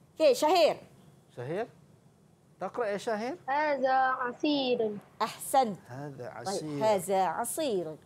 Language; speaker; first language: Arabic; non-native, fluent; Malay